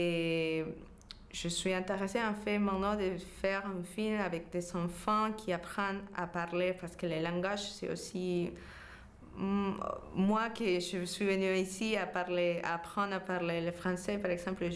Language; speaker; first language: French; non-native, fluent; Spanish